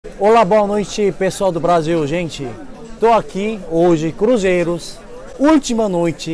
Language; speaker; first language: Portuguese; non-native, fluent; Korean